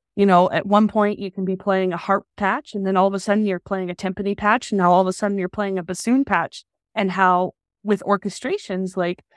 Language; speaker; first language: English; native; English